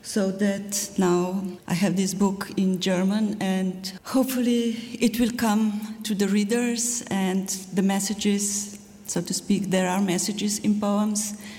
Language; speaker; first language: English; non-native, fluent; Slovenian